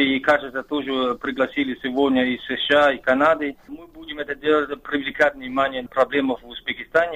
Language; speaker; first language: Russian; non-native, fluent; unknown